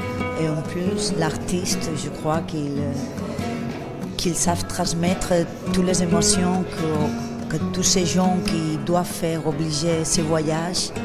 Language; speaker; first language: French; non-native, learner; Spanish